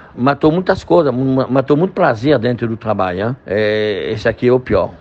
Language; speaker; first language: Portuguese; non-native, fluent; French